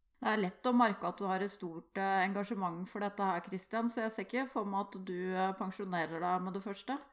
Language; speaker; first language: Norwegian; native; Norwegian